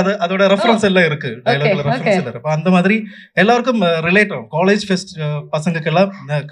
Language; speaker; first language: Tamil; non-native, local second language; Malayalam